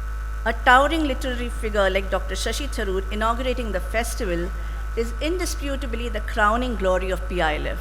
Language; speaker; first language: English; non-native, local second language; Marathi